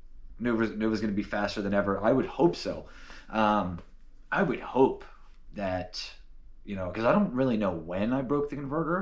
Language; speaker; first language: English; native; English